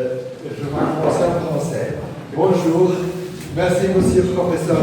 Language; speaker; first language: French; non-native, fluent; Portuguese